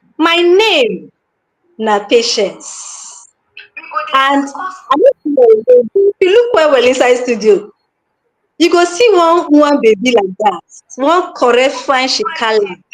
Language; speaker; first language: Nigerian Pidgin; native; Nigerian Pidgin